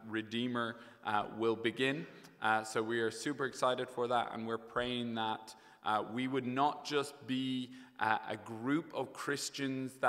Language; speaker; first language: English; native; English